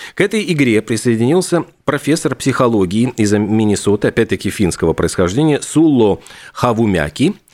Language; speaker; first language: Russian; native; Russian